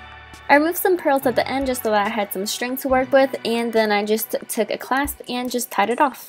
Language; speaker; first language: English; native; English